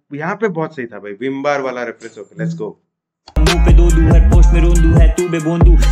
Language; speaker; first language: Hindi; non-native, local second language; Odia